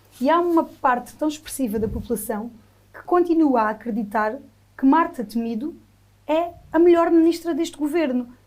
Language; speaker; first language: Portuguese; native; Portuguese